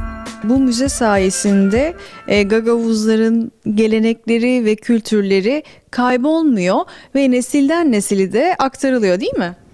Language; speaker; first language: Turkish; native; Turkish